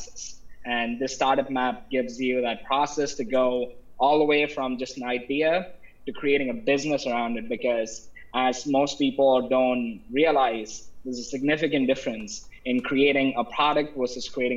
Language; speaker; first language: English; non-native, local second language; Tamil